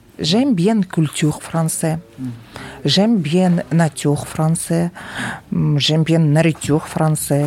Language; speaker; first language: French; non-native, learner; Ukrainian